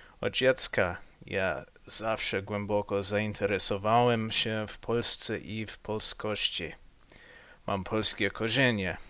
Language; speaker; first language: Polish; non-native, learner; English